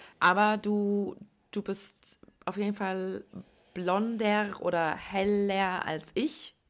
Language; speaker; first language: German; early bilingual, other home language; Persian